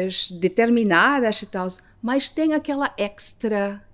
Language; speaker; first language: Portuguese; non-native, fluent; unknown